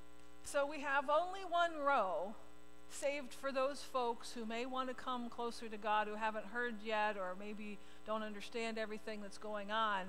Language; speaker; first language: English; native; English